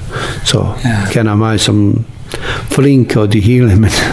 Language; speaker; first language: Danish; non-native, learner; Bosnian